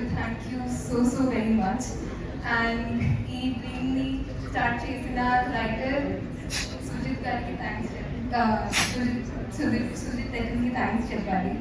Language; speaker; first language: Telugu; non-native, fluent; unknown